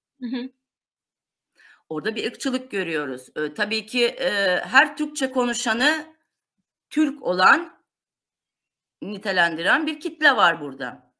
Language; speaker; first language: Turkish; non-native, local second language; Armenian